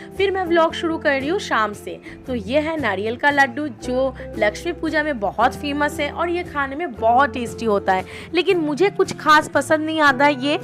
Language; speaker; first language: Hindi; non-native, local second language; Bangla